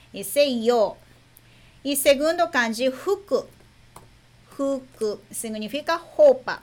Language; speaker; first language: Portuguese; non-native, fluent; Japanese